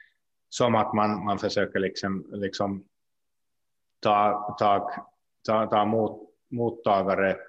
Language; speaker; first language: Swedish; non-native, local second language; Finnish